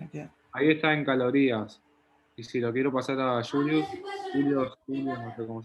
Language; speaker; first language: Spanish; native; Spanish